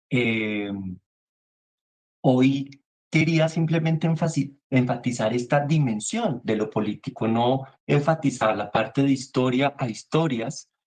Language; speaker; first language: Spanish; native; Spanish